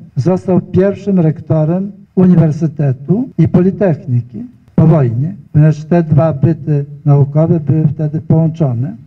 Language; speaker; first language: Polish; native; Polish